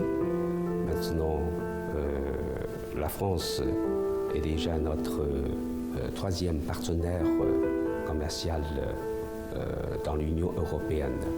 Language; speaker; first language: French; non-native, fluent; Chinese